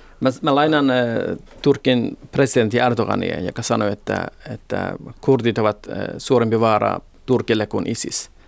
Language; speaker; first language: Finnish; non-native, fluent; Kurdish